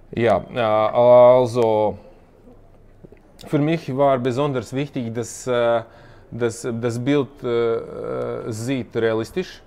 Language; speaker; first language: German; non-native, learner; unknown